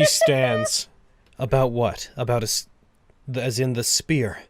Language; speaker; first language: English; native; English